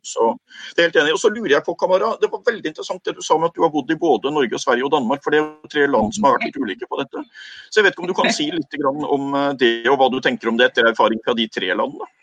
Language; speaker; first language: Norwegian; native; Norwegian